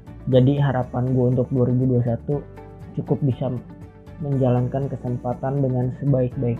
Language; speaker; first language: Indonesian; native; Indonesian